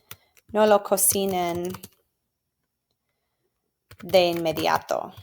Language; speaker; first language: Spanish; non-native, fluent; English